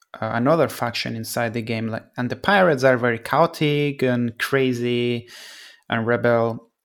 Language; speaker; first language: English; non-native, fluent; Spanish